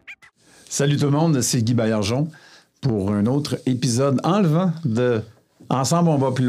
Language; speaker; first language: French; native; French